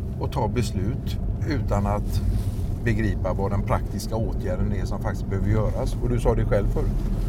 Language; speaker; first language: Swedish; native; Swedish